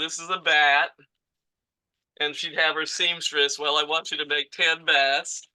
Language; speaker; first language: English; native; English